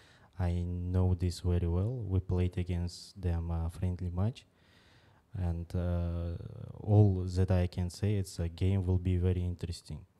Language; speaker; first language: English; non-native, fluent; Uzbek